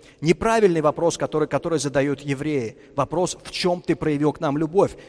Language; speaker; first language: Russian; native; Russian